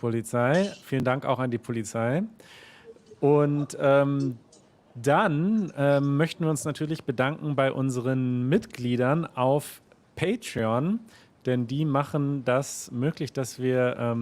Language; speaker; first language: German; native; German